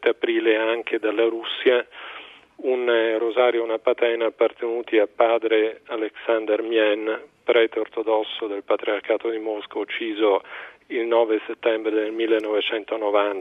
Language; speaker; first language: Italian; native; Italian